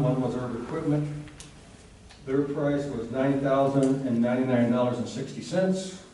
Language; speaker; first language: English; native; English